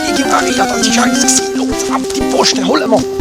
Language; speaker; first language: German; native; German